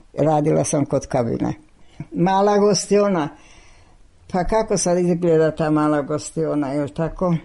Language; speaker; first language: Serbian; non-native, local second language; Hungarian